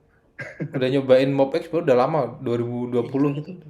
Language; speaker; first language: Indonesian; native; Indonesian